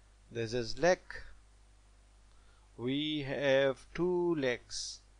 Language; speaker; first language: English; non-native, local second language; Pashto